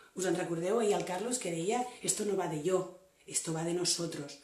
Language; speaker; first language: Spanish; non-native, local second language; Catalan